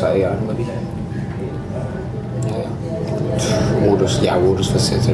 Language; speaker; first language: German; non-native, fluent; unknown